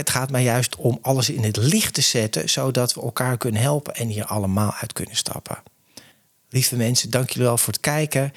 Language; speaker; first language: Dutch; native; Dutch